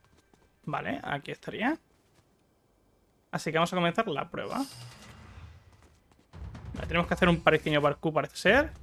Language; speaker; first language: Spanish; native; Spanish